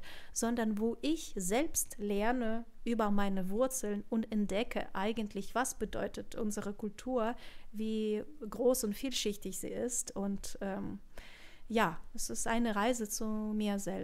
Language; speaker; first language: German; non-native, fluent; Russian